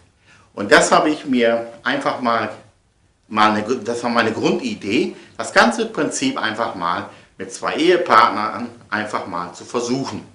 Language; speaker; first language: German; native; German